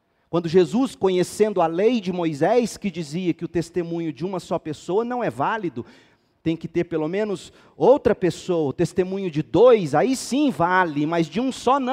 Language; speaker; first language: Portuguese; native; Portuguese